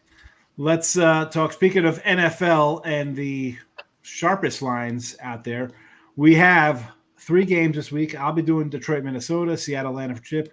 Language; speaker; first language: English; native; English